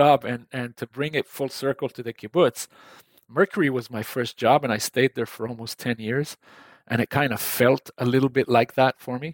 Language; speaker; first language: English; non-native, fluent; Hebrew